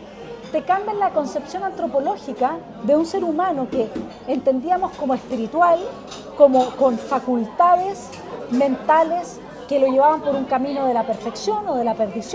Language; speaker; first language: Spanish; native; Spanish